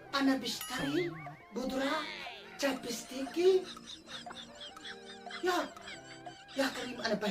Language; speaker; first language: Arabic; non-native, learner; Oromo